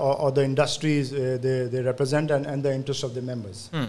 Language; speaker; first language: English; non-native, local second language; Urdu